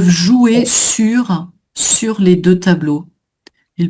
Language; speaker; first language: French; native; French